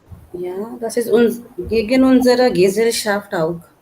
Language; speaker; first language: German; non-native, learner; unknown